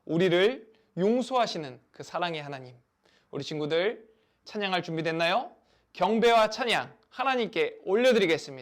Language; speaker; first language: Korean; native; Korean